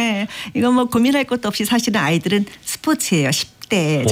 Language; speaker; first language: Korean; native; Korean